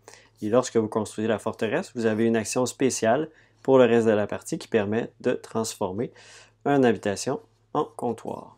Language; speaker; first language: French; native; French